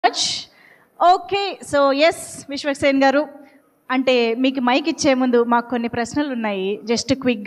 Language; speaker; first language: Telugu; native; Telugu